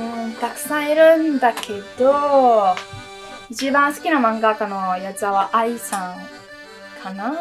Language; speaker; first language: Japanese; non-native, fluent; Italian